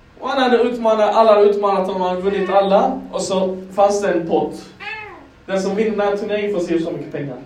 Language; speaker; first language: Swedish; non-native, fluent; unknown